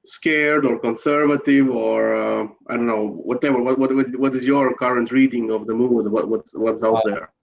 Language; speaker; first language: English; non-native, fluent; Latvian